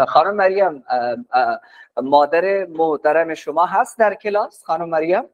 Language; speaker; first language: Persian; non-native, fluent; Urdu